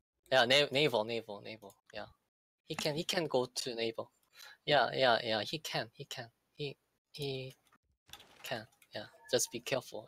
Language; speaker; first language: English; non-native, learner; Korean